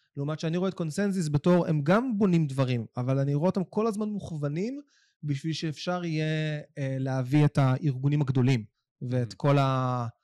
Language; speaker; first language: Hebrew; native; Hebrew